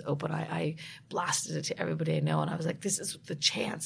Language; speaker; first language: English; native; English